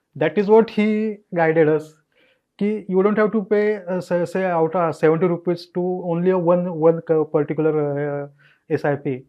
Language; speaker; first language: English; non-native, local second language; Marathi